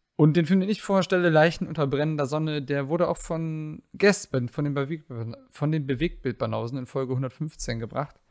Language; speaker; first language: German; native; German